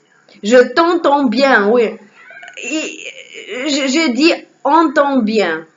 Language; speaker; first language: French; non-native, learner; Russian